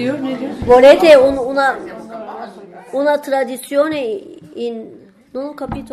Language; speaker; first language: Italian; non-native, fluent; Turkish